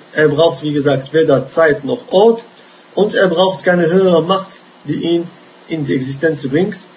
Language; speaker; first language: German; non-native, fluent; Arabic